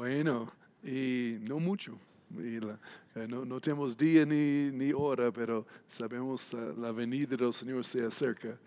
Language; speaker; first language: Spanish; non-native, fluent; English